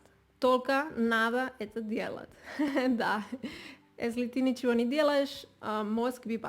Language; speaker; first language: Russian; non-native, learner; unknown